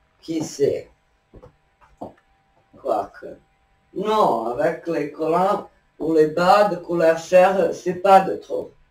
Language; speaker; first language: French; non-native, fluent; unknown